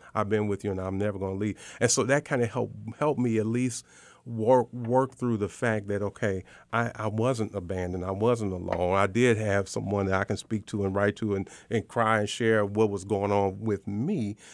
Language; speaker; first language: English; native; English